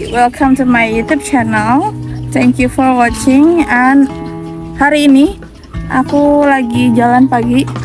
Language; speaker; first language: Indonesian; native; Indonesian